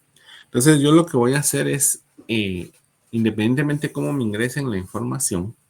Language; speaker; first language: Spanish; native; Spanish